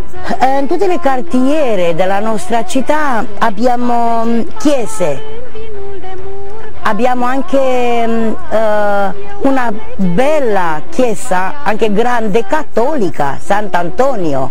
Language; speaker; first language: Italian; non-native, learner; Romanian